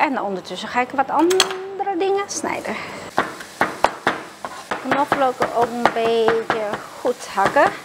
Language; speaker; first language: Dutch; non-native, fluent; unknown